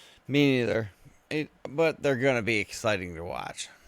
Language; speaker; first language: English; native; English